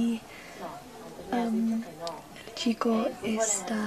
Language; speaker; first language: Spanish; non-native, learner; English